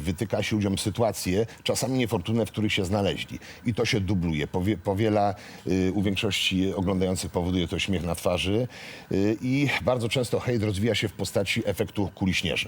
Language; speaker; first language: Polish; native; Polish